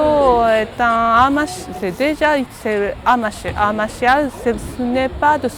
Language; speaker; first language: French; non-native, learner; Japanese